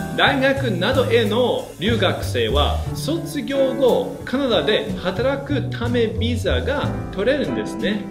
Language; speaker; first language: Japanese; non-native, fluent; English